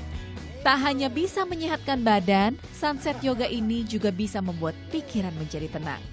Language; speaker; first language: Indonesian; native; Indonesian